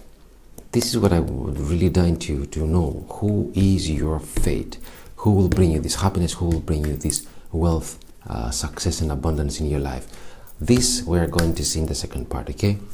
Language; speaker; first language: English; non-native, fluent; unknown